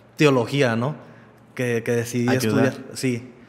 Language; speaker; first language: Spanish; early bilingual, heritage; Spanish